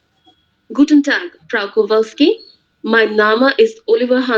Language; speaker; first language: German; non-native, learner; Bangla